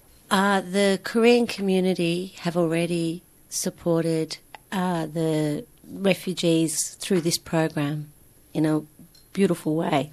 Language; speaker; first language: English; native; English